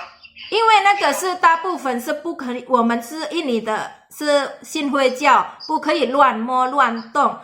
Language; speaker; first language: Chinese; non-native, fluent; Indonesian